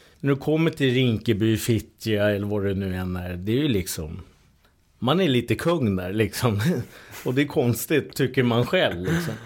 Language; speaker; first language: Swedish; early bilingual, other home language; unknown